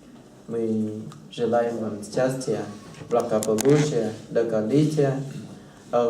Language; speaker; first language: Russian; non-native, learner; Thai